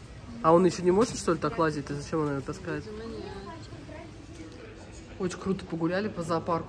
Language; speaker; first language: Russian; native; Russian